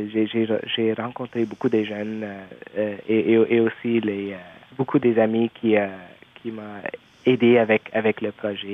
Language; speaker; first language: French; non-native, local second language; English